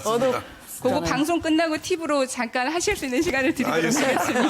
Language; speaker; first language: Korean; native; Korean